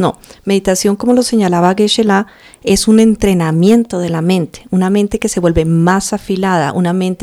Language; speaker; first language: Spanish; native; Spanish